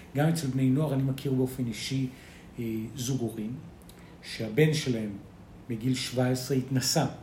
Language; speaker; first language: Hebrew; early bilingual, other home language; Spanish